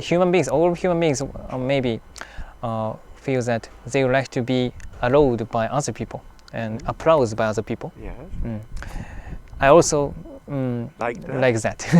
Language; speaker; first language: English; non-native, fluent; Japanese